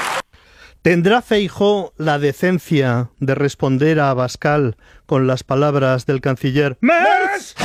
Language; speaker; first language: Spanish; native; Spanish